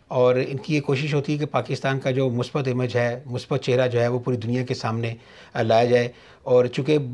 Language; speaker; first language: Urdu; native; Urdu